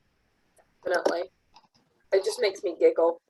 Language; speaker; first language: English; native; English